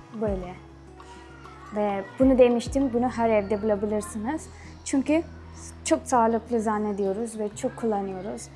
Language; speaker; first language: Turkish; non-native, fluent; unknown